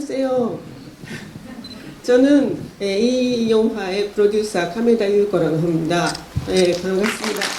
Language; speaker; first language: Korean; non-native, learner; Japanese